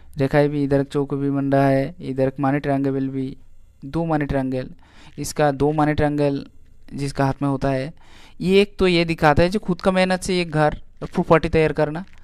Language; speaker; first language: Hindi; non-native, local second language; Bangla